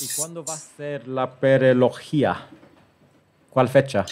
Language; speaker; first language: Spanish; early bilingual, heritage; Spanish